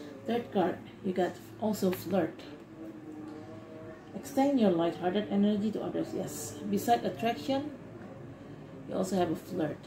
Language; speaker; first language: English; non-native, fluent; Indonesian